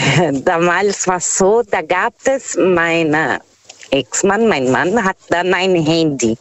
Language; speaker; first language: German; non-native, fluent; Portuguese